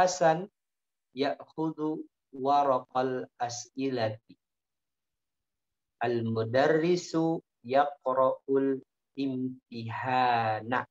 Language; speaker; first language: Arabic; non-native, fluent; Indonesian